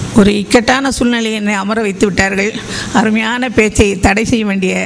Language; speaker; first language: Tamil; native; Tamil